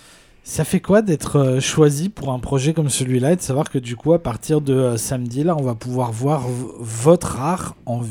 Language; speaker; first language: French; native; French